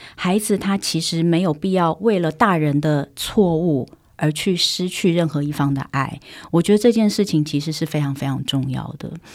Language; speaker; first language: Chinese; native; Chinese